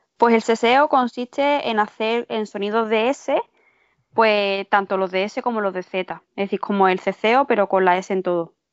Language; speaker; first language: Spanish; native; Spanish